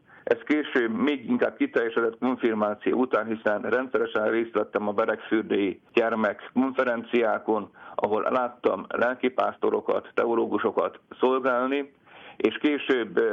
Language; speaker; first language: Hungarian; native; Hungarian